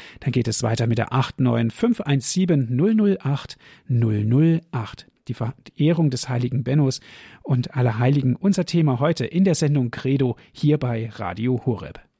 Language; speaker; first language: German; native; German